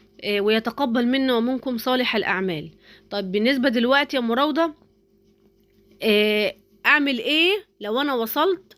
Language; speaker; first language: Arabic; native; Arabic